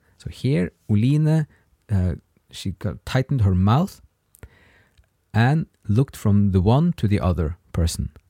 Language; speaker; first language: English; non-native, fluent; Norwegian